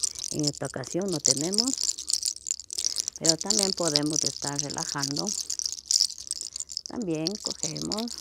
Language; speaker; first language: Spanish; native; Spanish